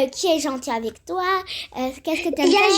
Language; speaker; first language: French; native; French